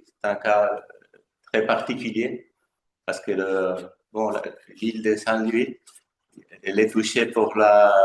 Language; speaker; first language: French; non-native, fluent; Spanish